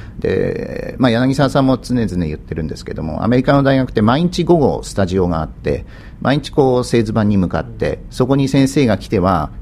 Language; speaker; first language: Japanese; native; Japanese